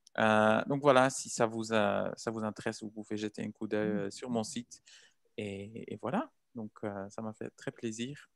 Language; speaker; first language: French; non-native, fluent; Dutch